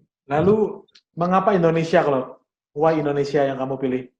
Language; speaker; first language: Indonesian; native; Indonesian